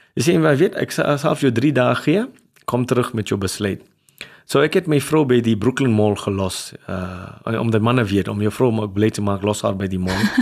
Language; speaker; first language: Afrikaans; non-native, local second language; English